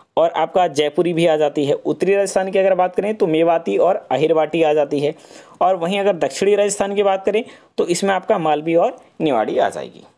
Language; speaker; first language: Hindi; native; Hindi